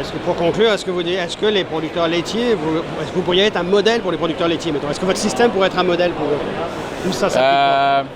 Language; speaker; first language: French; native; French